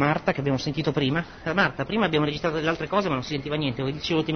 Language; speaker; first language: Italian; native; Italian